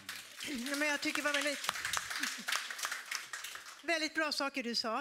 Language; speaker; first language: Swedish; native; Swedish